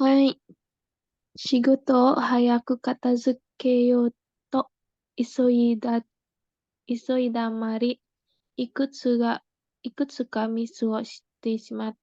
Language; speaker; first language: Japanese; non-native, learner; Indonesian